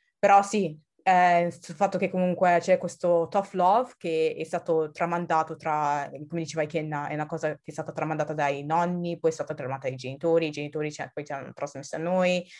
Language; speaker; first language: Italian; early bilingual, other home language; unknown